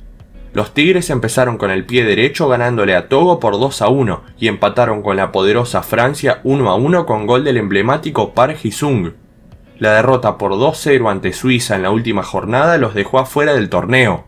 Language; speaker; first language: Spanish; native; Spanish